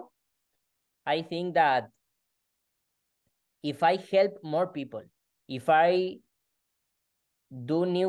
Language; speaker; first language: English; non-native, learner; Spanish